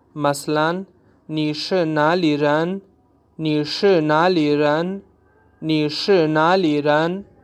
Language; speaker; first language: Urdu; non-native, local second language; Pashto